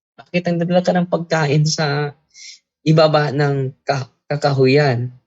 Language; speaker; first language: Filipino; non-native, local second language; Cebuano